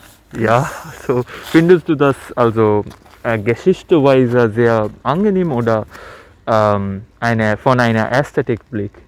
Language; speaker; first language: German; non-native, learner; Bangla